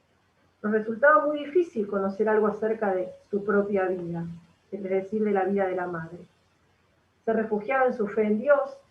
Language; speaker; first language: Spanish; native; Spanish